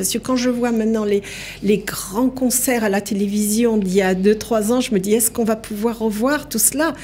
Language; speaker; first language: French; native; French